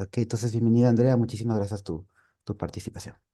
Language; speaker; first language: Spanish; native; Spanish